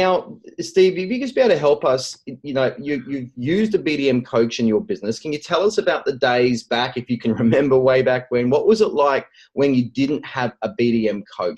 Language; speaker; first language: English; native; English